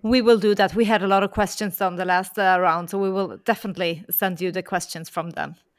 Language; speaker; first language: English; non-native, fluent; Norwegian